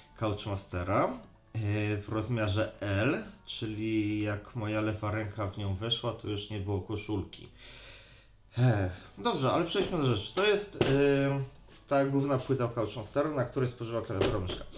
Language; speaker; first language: Polish; native; Polish